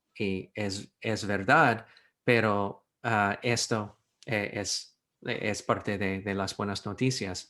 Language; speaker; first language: Spanish; non-native, fluent; English